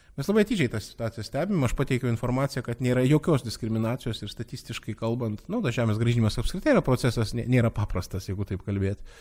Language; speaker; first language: Lithuanian; native; Lithuanian